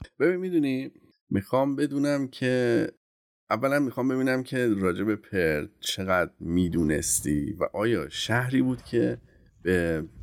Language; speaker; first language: Persian; non-native, local second language; Azerbaijani